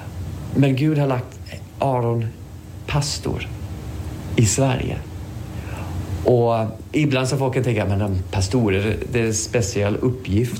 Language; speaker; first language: Swedish; non-native, fluent; English